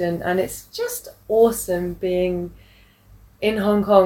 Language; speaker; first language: English; native; English